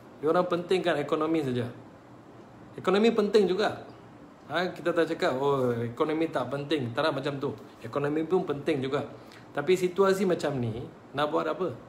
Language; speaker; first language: Malay; non-native, local second language; Tamil